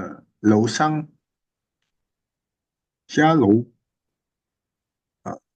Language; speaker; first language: Chinese; non-native, learner; Indonesian